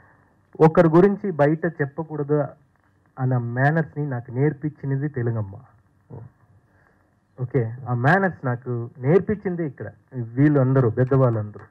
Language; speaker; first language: Telugu; non-native, fluent; Tamil